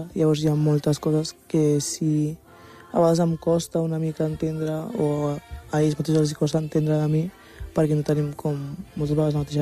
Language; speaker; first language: Catalan; non-native, local second language; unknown